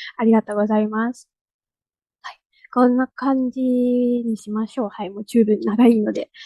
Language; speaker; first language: Japanese; non-native, fluent; Indonesian